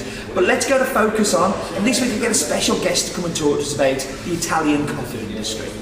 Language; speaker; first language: English; native; English